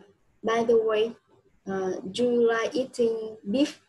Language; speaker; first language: English; non-native, fluent; Vietnamese